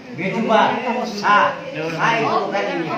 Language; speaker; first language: Indonesian; non-native, learner; Hindi